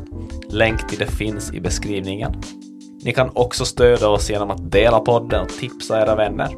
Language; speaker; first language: Swedish; native; Swedish